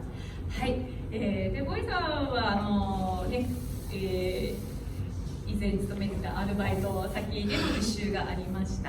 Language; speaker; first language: Japanese; native; Japanese